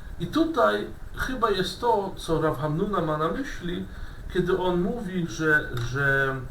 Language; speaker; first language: Polish; non-native, fluent; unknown